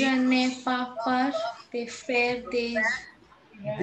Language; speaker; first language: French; non-native, learner; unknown